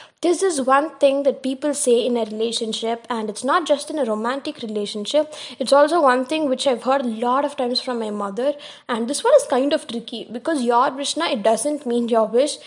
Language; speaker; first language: English; non-native, local second language; Tamil